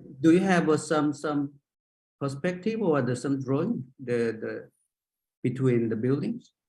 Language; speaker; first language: English; non-native, learner; Japanese